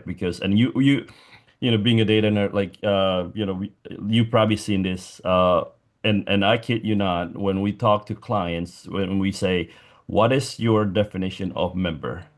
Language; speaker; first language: English; non-native, fluent; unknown